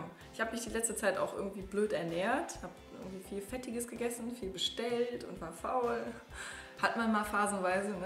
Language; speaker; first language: German; native; German